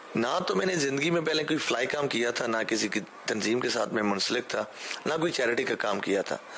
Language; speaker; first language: Urdu; early bilingual, heritage; Urdu